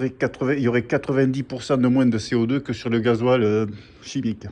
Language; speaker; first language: French; native; French